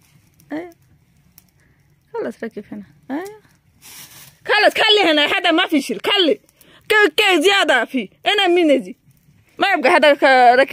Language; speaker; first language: Arabic; non-native, learner; Bangla